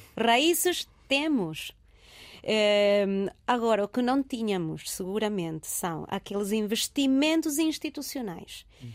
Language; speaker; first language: Portuguese; early bilingual, heritage; Portuguese